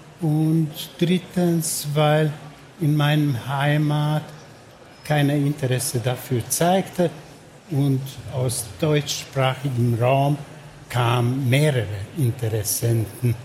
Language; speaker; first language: German; non-native, fluent; Hungarian